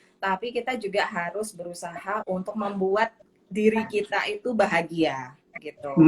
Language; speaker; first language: Indonesian; native; Indonesian